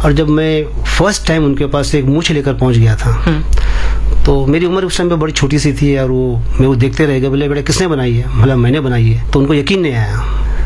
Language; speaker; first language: Hindi; non-native, local second language; Marathi